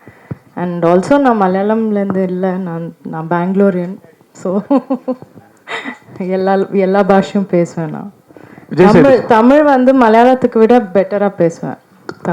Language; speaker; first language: Tamil; non-native, local second language; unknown